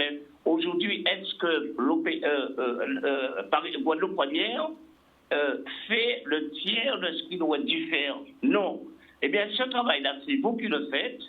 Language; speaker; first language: French; native; French